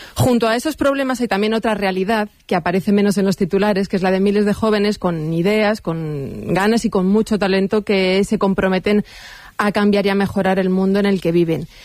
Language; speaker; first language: Spanish; native; Spanish